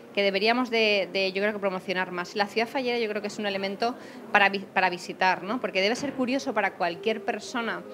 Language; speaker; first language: Spanish; native; Spanish